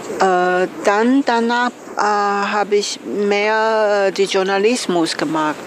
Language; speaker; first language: German; non-native, learner; Chinese